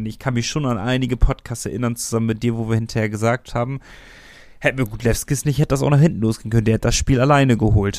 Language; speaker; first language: German; native; German